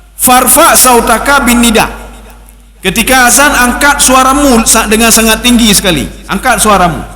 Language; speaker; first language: Malay; non-native, local second language; Achinese